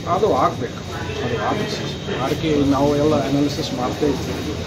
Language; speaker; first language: Kannada; non-native, local second language; Hindi